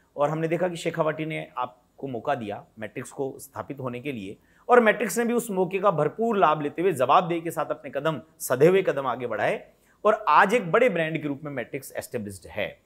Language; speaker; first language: Hindi; native; Hindi